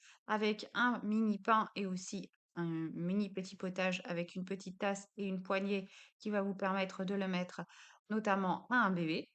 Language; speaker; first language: French; native; French